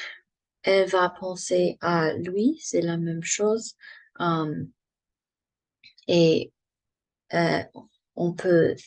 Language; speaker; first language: French; non-native, learner; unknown